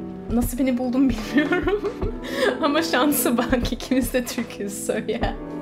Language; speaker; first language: Turkish; early bilingual, heritage; Turkish